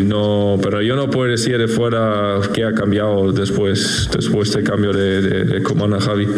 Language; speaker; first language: Spanish; non-native, fluent; German